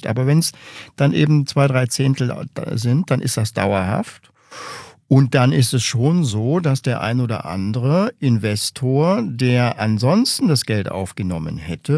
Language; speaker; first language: German; native; German